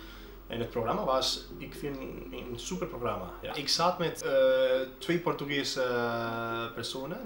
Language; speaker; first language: Dutch; non-native, fluent; Spanish